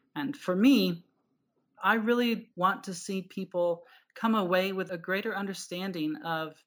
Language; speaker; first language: English; native; English